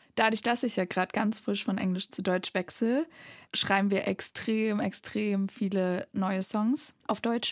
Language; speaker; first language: German; native; German